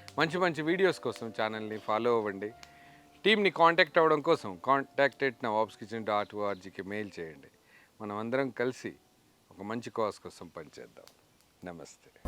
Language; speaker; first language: Telugu; non-native, local second language; Urdu